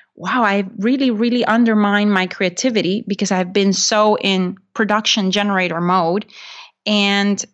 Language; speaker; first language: English; non-native, fluent; Spanish